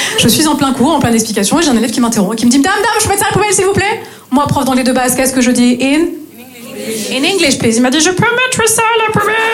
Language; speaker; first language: French; native; French